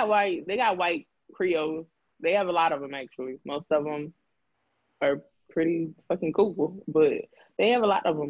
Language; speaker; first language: English; native; English